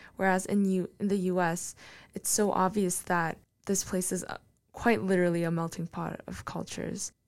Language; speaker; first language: English; non-native, fluent; Korean